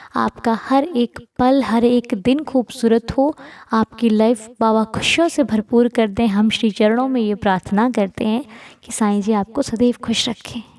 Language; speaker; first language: Hindi; native; Hindi